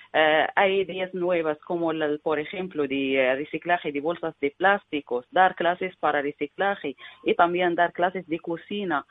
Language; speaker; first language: Spanish; non-native, learner; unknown